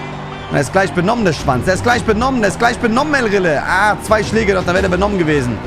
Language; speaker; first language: German; native; German